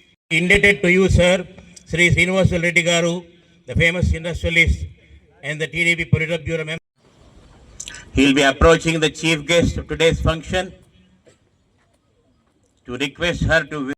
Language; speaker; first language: English; non-native, local second language; Telugu